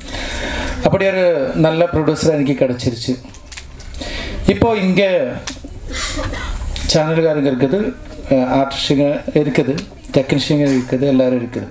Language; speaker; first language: Tamil; non-native, local second language; Malayalam